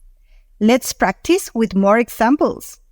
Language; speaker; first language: English; non-native, fluent; Spanish